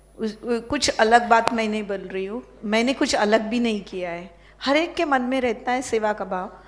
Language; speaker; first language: Hindi; non-native, local second language; Marathi